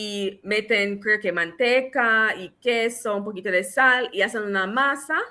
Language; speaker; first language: Spanish; non-native, fluent; English